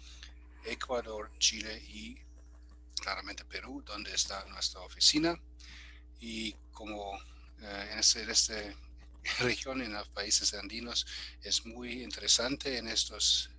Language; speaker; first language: Spanish; non-native, fluent; German